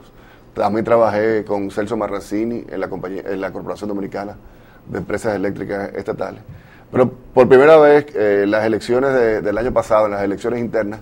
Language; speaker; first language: Spanish; native; Spanish